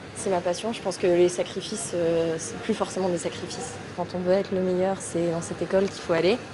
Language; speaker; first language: French; native; French